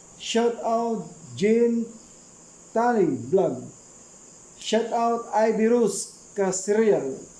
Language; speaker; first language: Filipino; non-native, local second language; Cebuano